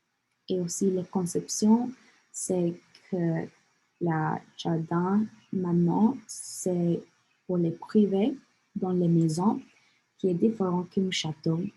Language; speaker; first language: French; non-native, learner; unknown